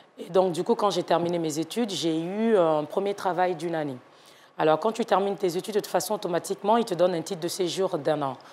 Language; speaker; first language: French; non-native, local second language; Yoruba